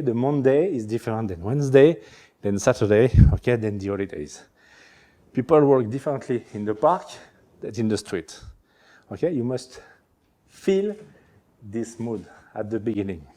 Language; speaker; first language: English; non-native, learner; French